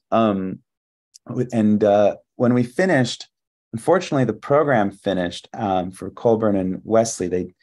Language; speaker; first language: English; early bilingual, other home language; Hebrew